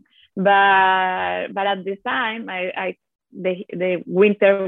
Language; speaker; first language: English; non-native, fluent; Italian